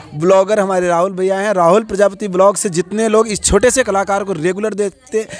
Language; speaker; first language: Hindi; native; Hindi